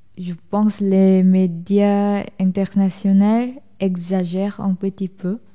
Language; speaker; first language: French; non-native, fluent; Korean